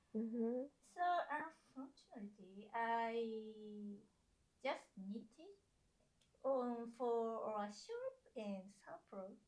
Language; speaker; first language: English; non-native, learner; Japanese